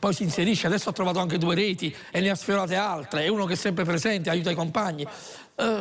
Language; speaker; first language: Italian; native; Italian